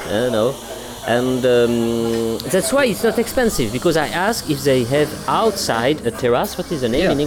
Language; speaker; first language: English; non-native, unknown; French